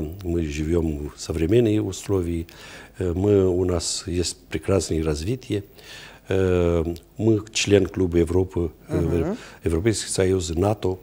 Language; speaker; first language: Russian; non-native, fluent; Romanian